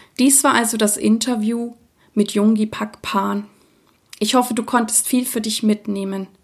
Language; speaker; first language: German; native; German